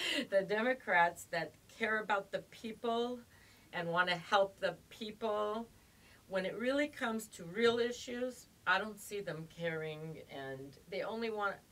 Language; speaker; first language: English; native; English